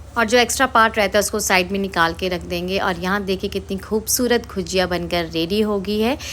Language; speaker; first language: Hindi; native; Hindi